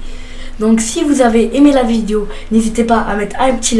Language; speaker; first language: French; native; French